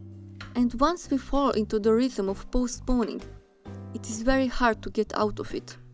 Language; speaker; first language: English; non-native, fluent; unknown